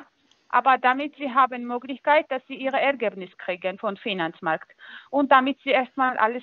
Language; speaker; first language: German; non-native, fluent; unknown